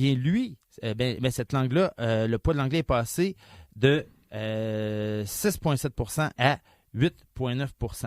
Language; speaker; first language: French; native; French